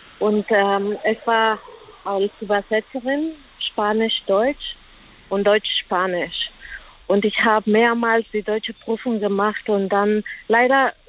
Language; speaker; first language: German; non-native, learner; Spanish